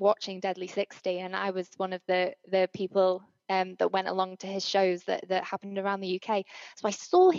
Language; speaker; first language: English; native; English